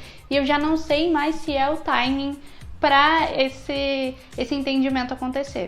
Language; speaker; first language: Portuguese; native; Portuguese